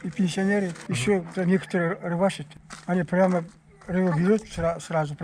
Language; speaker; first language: Russian; non-native, local second language; Kazakh